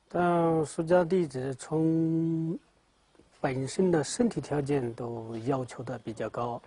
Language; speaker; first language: Chinese; native; Chinese